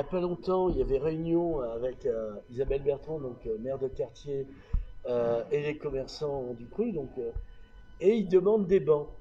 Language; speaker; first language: French; native; French